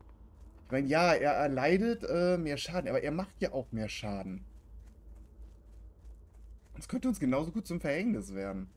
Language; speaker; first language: German; native; German